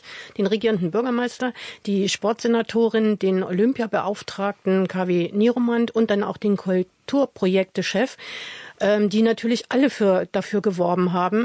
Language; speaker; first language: German; native; German